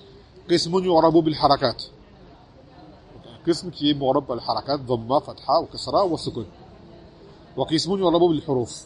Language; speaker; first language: Arabic; non-native, fluent; French